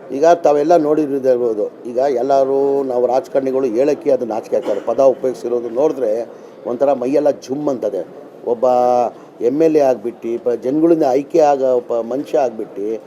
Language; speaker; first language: Kannada; non-native, local second language; Urdu